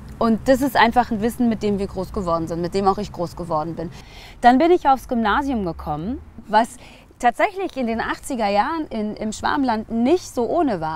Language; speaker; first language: German; early bilingual, other home language; Tigrinya